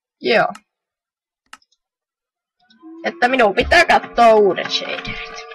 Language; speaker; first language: Finnish; native; Finnish